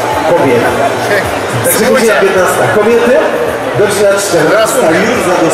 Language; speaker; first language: Polish; native; Polish